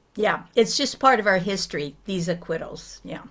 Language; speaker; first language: English; native; English